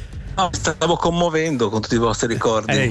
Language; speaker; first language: Italian; native; Italian